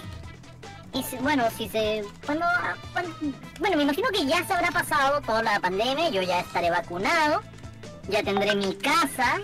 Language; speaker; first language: Spanish; native; Spanish